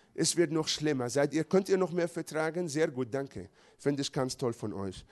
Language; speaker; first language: German; non-native, fluent; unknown